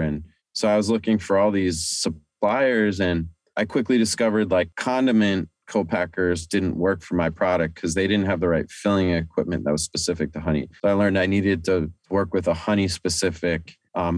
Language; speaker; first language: English; native; English